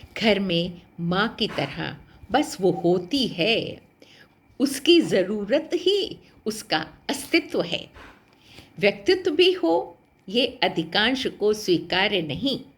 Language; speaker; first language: Hindi; native; Hindi